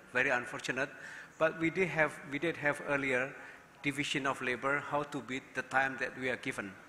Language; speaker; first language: English; non-native, fluent; Indonesian